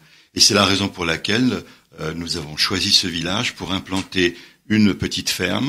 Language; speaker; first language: French; native; French